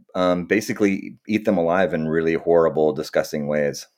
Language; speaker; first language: English; native; English